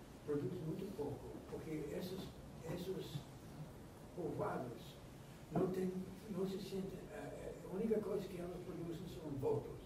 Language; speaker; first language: Portuguese; non-native, fluent; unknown